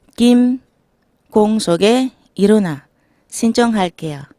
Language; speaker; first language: Korean; non-native, learner; Filipino